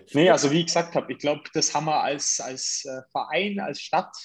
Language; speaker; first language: German; native; German